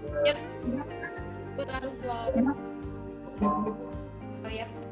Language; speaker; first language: English; non-native, learner; Indonesian